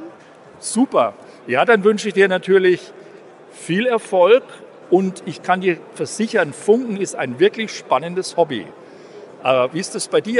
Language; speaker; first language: German; native; German